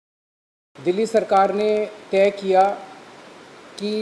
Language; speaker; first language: Hindi; native; Hindi